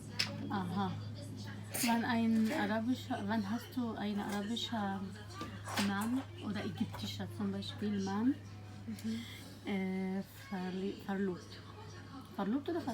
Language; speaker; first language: German; non-native, learner; Arabic